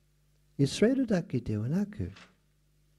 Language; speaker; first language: Japanese; non-native, fluent; English